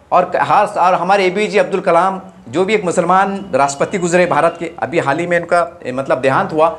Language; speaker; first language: Hindi; non-native, local second language; Urdu